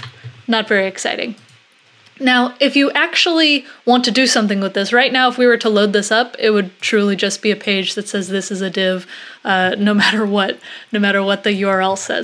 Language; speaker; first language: English; native; English